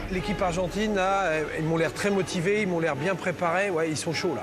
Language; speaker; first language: French; native; French